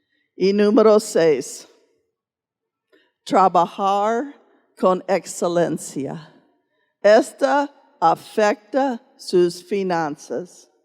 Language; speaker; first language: Spanish; non-native, fluent; English